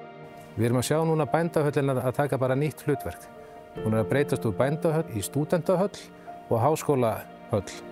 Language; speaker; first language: Icelandic; native; Icelandic